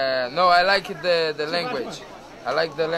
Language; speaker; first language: English; non-native, learner; Portuguese